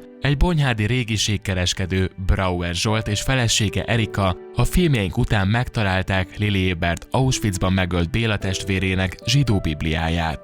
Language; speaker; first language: Hungarian; native; Hungarian